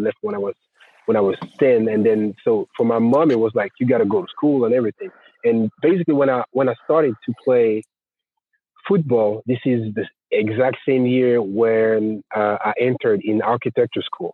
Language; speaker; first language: English; non-native, fluent; French